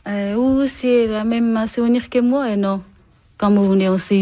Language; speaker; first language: French; non-native, learner; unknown